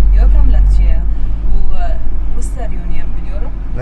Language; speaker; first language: Turkish; non-native, learner; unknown